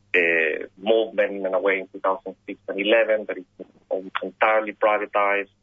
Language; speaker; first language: English; non-native, fluent; Spanish